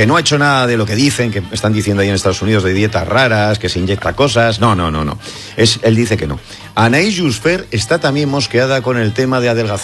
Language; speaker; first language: Spanish; native; Spanish